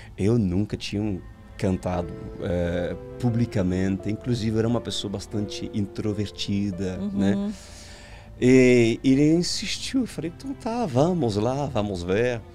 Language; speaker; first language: Portuguese; non-native, fluent; French